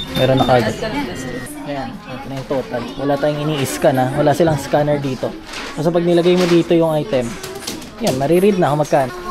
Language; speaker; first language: Filipino; native; Filipino